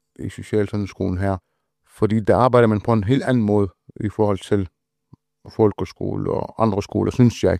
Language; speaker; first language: Danish; non-native, fluent; Arabic